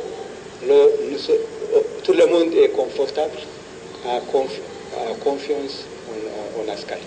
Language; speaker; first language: French; non-native, fluent; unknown